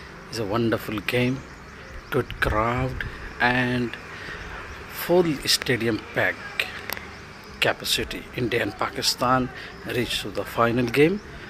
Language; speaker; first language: English; non-native, local second language; Urdu